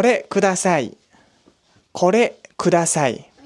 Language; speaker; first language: Japanese; non-native, learner; Mongolian